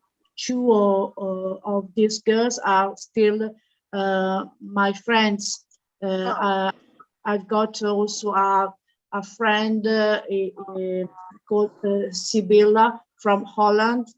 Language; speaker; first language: English; non-native, learner; Italian